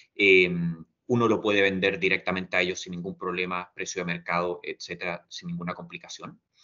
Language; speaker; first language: Spanish; native; Spanish